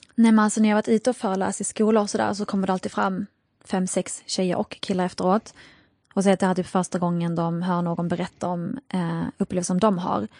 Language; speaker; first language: Swedish; early bilingual, other home language; Arabic